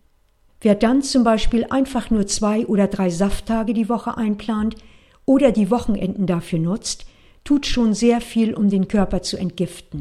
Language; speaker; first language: German; native; German